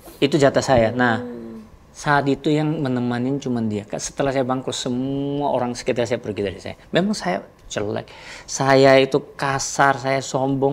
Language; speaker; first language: Indonesian; non-native, fluent; Korean